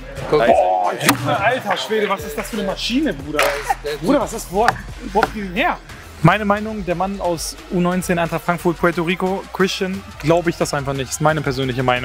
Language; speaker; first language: German; native; German